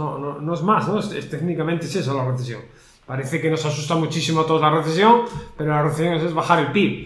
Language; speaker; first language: Spanish; native; Spanish